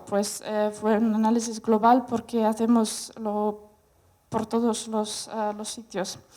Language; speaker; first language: Spanish; non-native, fluent; Russian